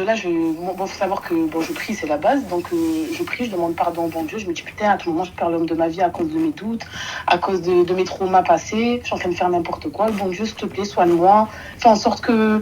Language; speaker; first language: French; native; French